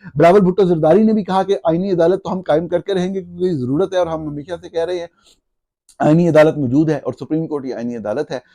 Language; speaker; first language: Urdu; native; Urdu